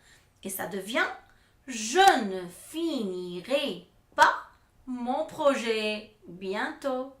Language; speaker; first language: French; non-native, fluent; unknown